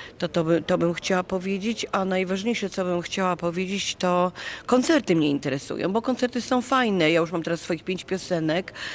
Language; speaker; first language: Polish; native; Polish